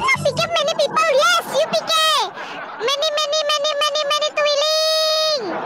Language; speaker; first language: English; non-native, learner; Indonesian